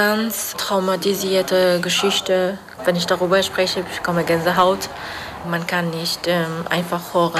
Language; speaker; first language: German; non-native, fluent; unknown